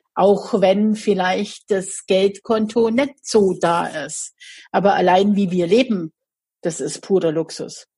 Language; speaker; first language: German; native; German